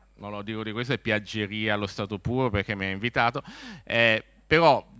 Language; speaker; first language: Italian; native; Italian